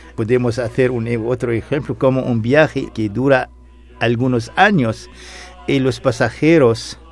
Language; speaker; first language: Spanish; non-native, fluent; Arabic